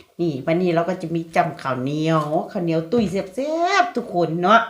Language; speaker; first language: Thai; non-native, local second language; Lao